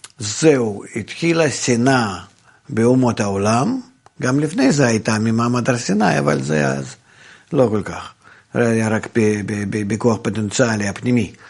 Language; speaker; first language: Hebrew; non-native, fluent; Russian